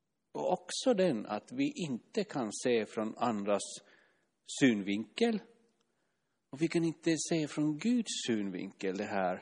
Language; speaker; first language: Swedish; non-native, fluent; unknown